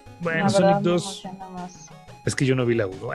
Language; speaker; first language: Spanish; native; Spanish